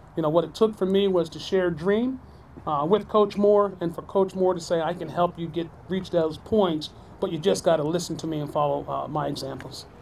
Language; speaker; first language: English; native; English